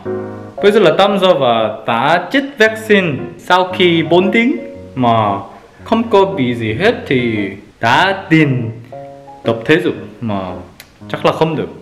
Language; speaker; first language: Vietnamese; non-native, learner; Korean